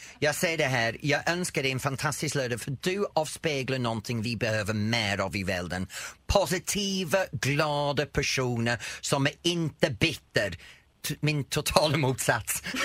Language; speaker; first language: Swedish; non-native, fluent; English